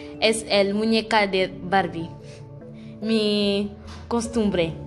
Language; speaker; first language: Spanish; non-native, learner; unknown